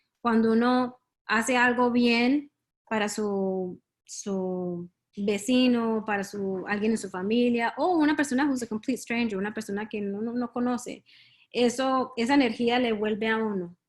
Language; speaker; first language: Spanish; early bilingual, heritage; Spanish